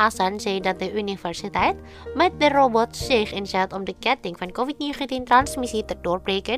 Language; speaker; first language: Dutch; non-native, learner; Indonesian